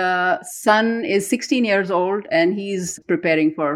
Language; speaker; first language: English; non-native, local second language; Urdu